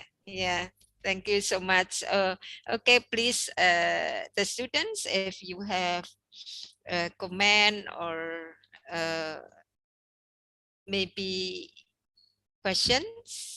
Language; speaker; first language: English; non-native, learner; Indonesian